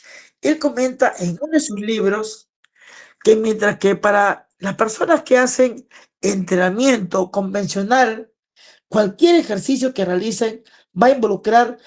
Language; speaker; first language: Spanish; native; Spanish